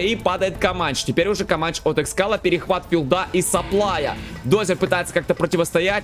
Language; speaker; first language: Russian; native; Russian